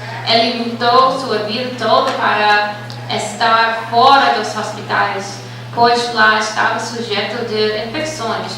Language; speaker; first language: Portuguese; non-native, fluent; English